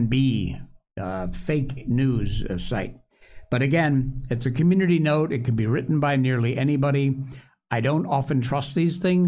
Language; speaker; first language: English; native; English